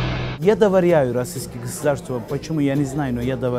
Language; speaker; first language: Russian; non-native, learner; Turkish